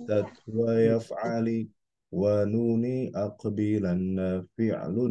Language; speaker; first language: Arabic; non-native, fluent; Indonesian